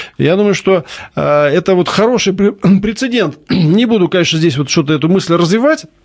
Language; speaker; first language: Russian; native; Russian